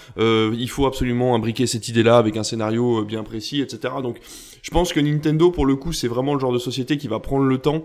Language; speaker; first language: French; native; French